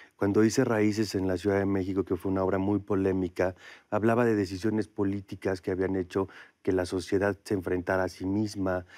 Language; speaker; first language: Spanish; native; Spanish